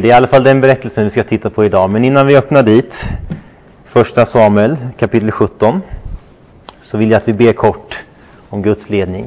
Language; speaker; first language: Swedish; non-native, fluent; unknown